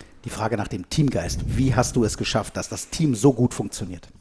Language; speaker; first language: German; native; German